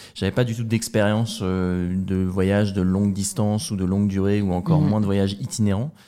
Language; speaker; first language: French; native; French